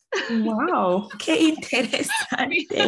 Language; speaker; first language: Spanish; non-native, fluent; English